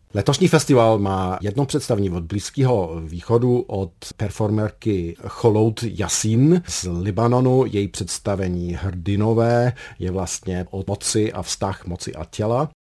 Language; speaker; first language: Czech; non-native, fluent; English